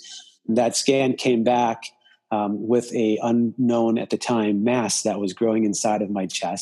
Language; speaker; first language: English; native; English